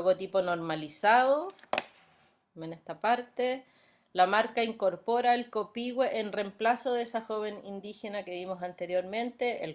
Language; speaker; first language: Spanish; native; Spanish